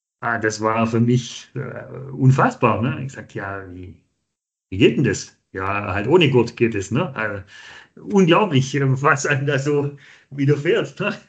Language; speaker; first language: German; native; German